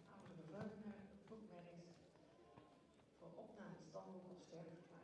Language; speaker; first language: Dutch; native; Dutch